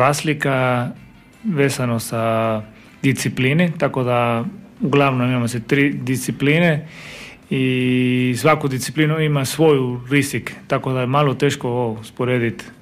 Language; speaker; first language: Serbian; non-native, learner; Spanish